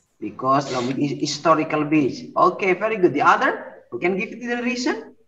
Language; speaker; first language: English; non-native, learner; Indonesian